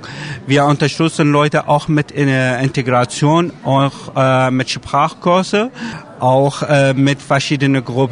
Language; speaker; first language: German; non-native, learner; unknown